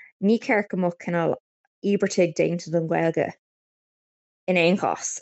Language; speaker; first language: Irish; non-native, local second language; English